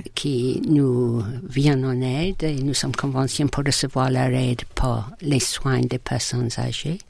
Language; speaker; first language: French; non-native, fluent; English